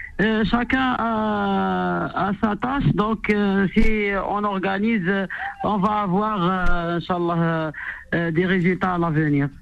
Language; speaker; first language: French; non-native, local second language; Arabic